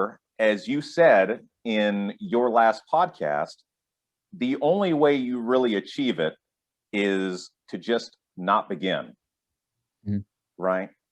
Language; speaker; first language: English; native; English